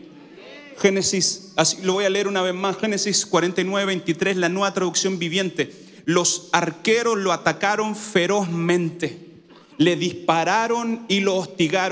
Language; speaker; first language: Spanish; native; Spanish